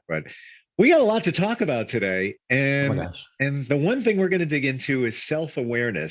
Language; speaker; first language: English; native; English